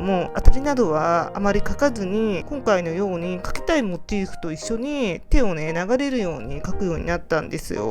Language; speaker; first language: Japanese; native; Japanese